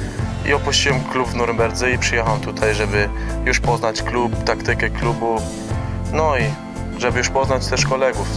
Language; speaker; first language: Polish; early bilingual, heritage; Polish